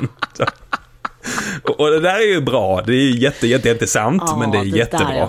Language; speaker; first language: Swedish; native; Swedish